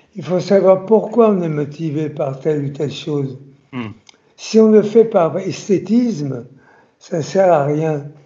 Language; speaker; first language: French; early bilingual, other home language; Italian